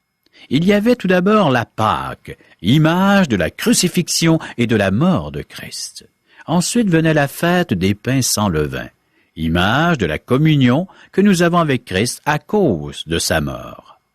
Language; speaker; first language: French; native; French